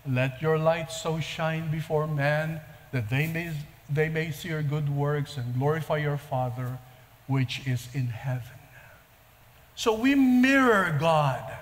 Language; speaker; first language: English; non-native, local second language; Filipino